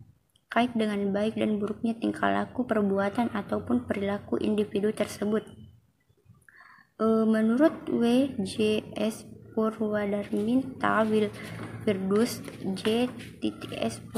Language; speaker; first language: Indonesian; native; Indonesian